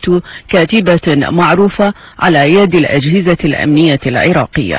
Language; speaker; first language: Arabic; native; Arabic